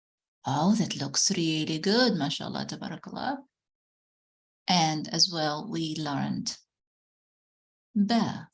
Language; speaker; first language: English; non-native, fluent; Arabic